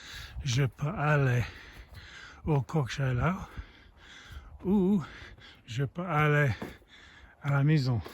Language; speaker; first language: French; non-native, learner; English